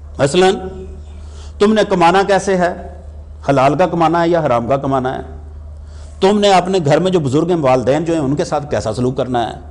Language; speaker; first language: Urdu; non-native, local second language; Punjabi